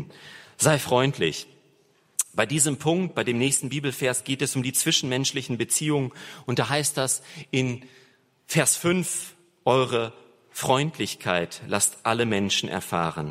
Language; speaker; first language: German; native; German